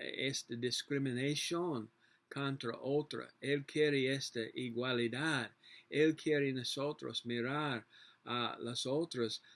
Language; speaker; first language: Spanish; non-native, learner; English